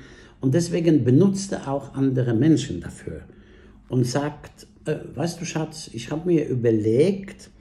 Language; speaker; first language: German; non-native, fluent; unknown